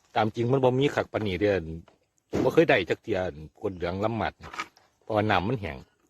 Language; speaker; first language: Thai; native; Thai